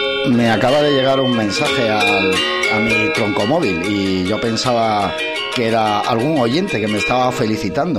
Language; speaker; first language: Spanish; native; Spanish